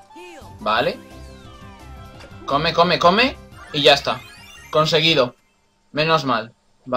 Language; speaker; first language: Spanish; native; Spanish